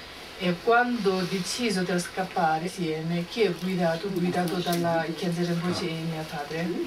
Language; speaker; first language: Italian; non-native, learner; Tibetan